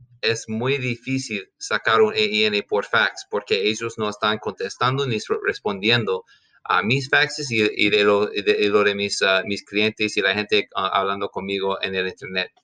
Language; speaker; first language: Spanish; non-native, fluent; English